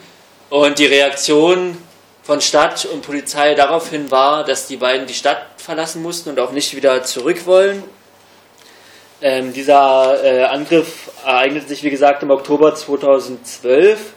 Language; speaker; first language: German; native; German